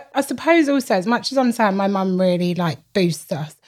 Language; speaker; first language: English; native; English